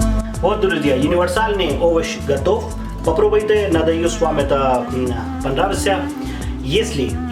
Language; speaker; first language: Russian; non-native, fluent; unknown